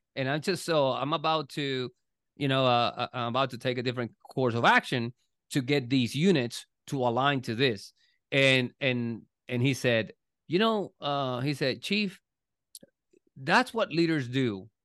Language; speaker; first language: English; non-native, fluent; Spanish